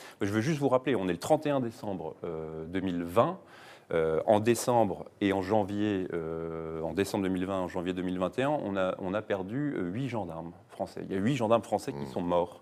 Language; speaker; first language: French; native; French